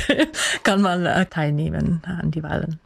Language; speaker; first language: German; non-native, fluent; Dutch